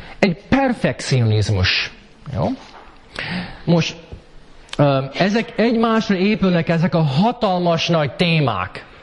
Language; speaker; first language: Hungarian; early bilingual, heritage; Hungarian